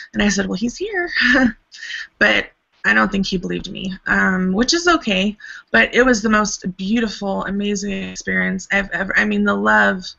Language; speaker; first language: English; native; English